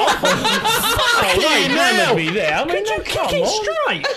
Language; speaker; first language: English; native; English